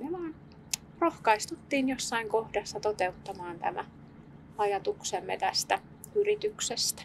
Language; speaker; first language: Finnish; native; Finnish